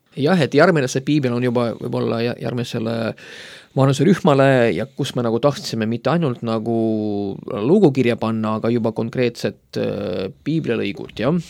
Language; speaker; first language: Estonian; non-native, local second language; Russian